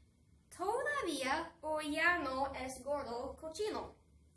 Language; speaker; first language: Spanish; non-native, fluent; English